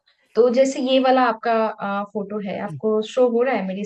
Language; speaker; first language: Hindi; native; Hindi